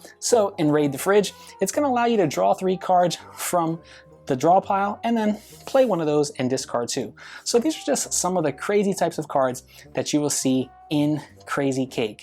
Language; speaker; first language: English; native; English